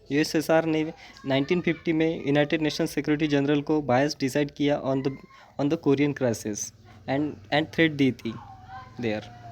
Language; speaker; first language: Hindi; non-native, local second language; Marathi